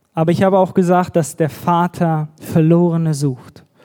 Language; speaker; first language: German; native; German